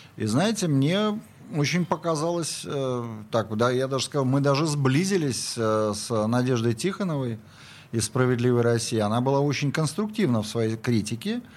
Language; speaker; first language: Russian; native; Russian